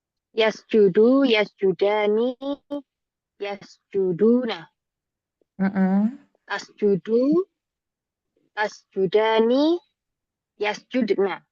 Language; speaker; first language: Arabic; non-native, learner; Indonesian